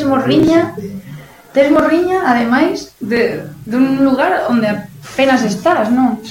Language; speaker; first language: Galician; native; Galician